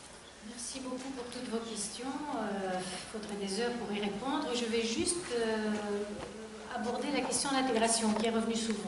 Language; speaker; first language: French; native; French